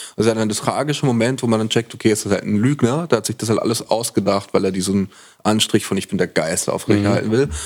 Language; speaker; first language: German; native; German